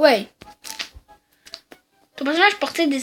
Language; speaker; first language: French; native; French